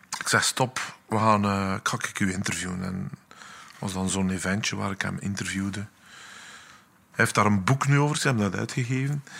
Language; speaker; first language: Dutch; native; Dutch